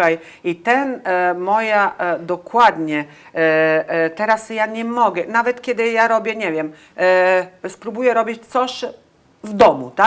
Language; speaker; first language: Polish; non-native, learner; Italian